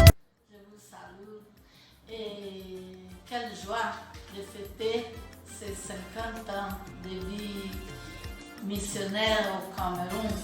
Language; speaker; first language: French; non-native, fluent; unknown